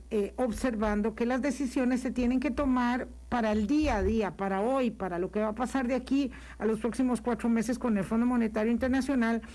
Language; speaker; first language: Spanish; native; Spanish